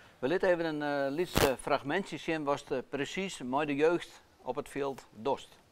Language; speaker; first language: Dutch; native; Dutch